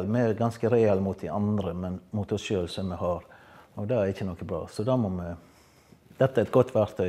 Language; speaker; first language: Norwegian; native; Norwegian